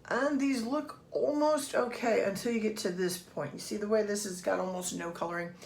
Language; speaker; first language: English; native; English